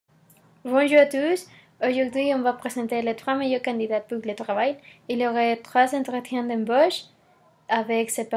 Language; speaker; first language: French; non-native, learner; Spanish